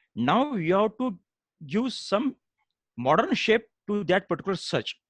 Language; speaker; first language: English; non-native, local second language; Marathi